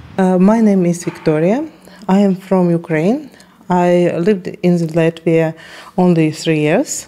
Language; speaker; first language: English; non-native, learner; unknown